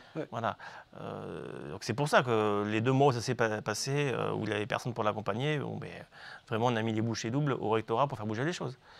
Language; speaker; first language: French; native; French